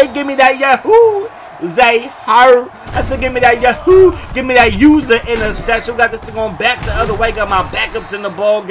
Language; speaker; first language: English; native; English